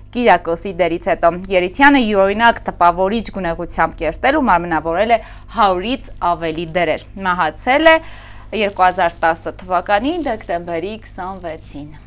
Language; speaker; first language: Armenian; native; Armenian